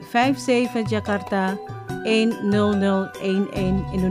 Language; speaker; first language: Dutch; non-native, fluent; Indonesian